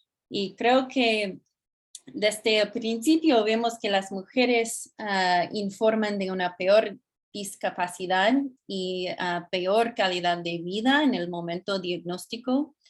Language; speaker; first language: Spanish; non-native, fluent; English